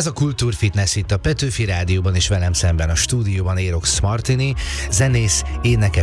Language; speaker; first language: Hungarian; native; Hungarian